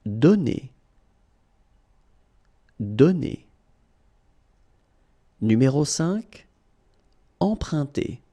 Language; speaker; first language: French; native; French